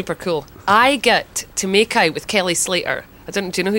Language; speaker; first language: English; native; English